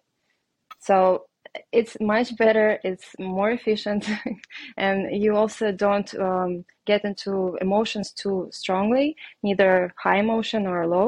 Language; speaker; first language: English; non-native, fluent; Russian